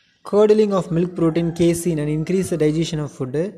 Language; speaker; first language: English; non-native, local second language; Tamil